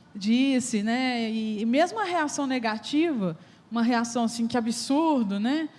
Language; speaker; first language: Portuguese; native; Portuguese